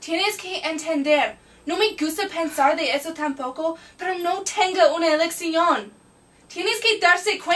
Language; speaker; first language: Spanish; non-native, learner; English